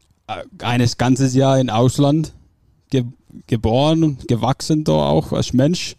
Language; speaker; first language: German; non-native, fluent; Finnish